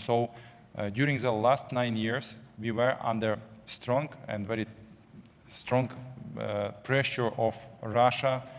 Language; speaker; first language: English; non-native, fluent; Ukrainian